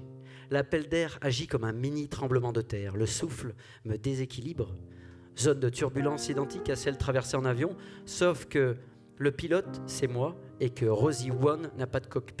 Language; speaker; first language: French; native; French